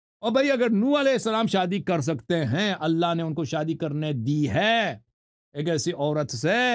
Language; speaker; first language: Urdu; non-native, fluent; Persian